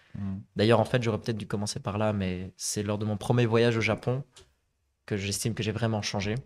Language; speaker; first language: French; native; French